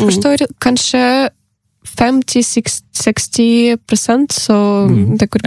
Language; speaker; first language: Norwegian; non-native, learner; Ukrainian